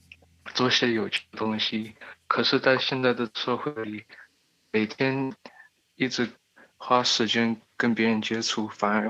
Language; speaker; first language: Chinese; early bilingual, heritage; Chinese